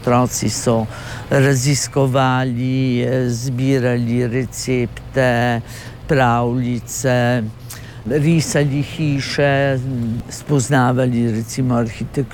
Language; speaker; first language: Slovenian; native; Slovenian